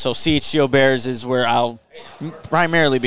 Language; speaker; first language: English; native; English